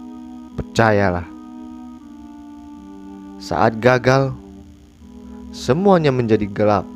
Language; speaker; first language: Indonesian; native; Indonesian